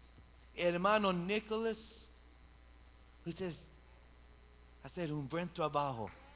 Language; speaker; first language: Spanish; early bilingual, heritage; English